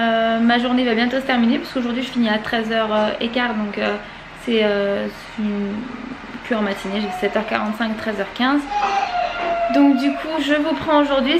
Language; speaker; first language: French; native; French